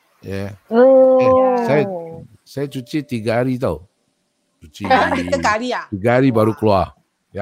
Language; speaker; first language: Malay; native; Malay